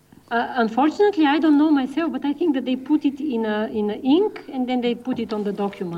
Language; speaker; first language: English; non-native, fluent; Bulgarian